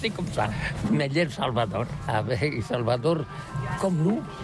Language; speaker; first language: French; non-native, learner; Catalan